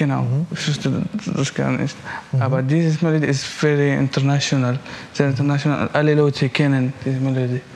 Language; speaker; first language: German; non-native, learner; Arabic